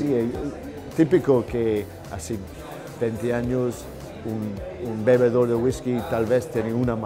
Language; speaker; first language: Spanish; non-native, learner; English